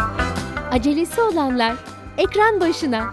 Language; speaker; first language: Turkish; native; Turkish